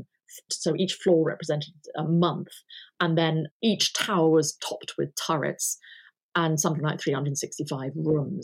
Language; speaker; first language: English; native; English